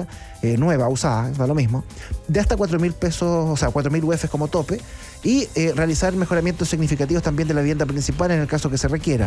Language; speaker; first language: Spanish; native; Spanish